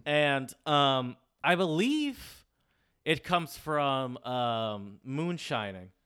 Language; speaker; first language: English; native; English